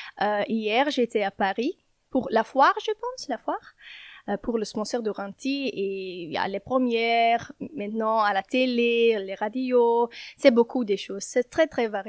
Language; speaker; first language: French; non-native, learner; Dutch